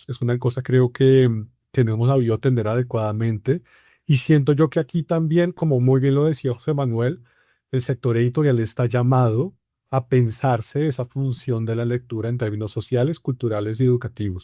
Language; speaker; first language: Spanish; native; Spanish